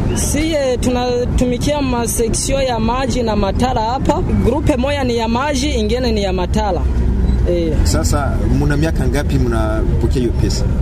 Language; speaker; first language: Swahili; non-native, local second language; Rundi